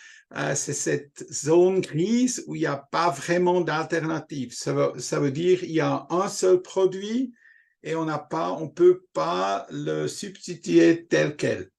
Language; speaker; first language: French; non-native, local second language; German